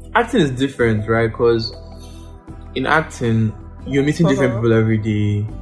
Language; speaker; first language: English; non-native, local second language; Yoruba